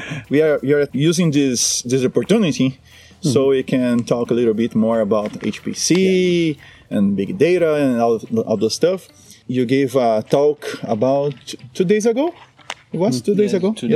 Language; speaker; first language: English; non-native, learner; Portuguese